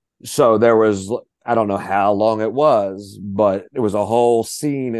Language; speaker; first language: English; native; English